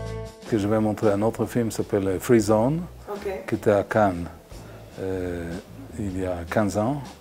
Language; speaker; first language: French; non-native, fluent; Hebrew